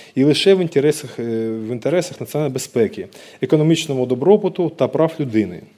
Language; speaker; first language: Ukrainian; non-native, local second language; Russian